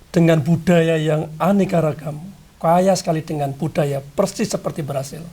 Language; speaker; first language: Indonesian; non-native, local second language; Javanese